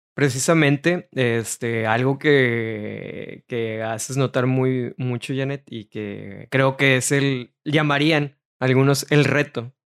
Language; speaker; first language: Spanish; native; Spanish